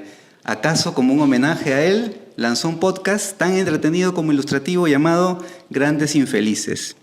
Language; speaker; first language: Spanish; native; Spanish